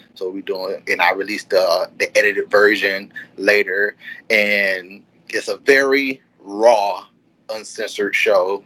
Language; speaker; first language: English; native; English